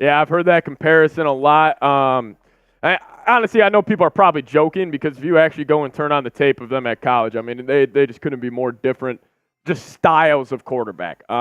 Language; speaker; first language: English; native; English